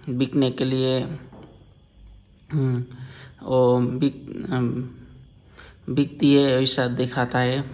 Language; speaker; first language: Hindi; non-native, learner; Nepali